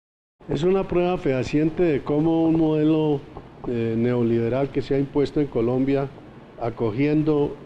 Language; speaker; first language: Spanish; native; Spanish